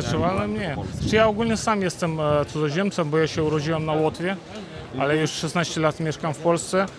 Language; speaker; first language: Polish; non-native, fluent; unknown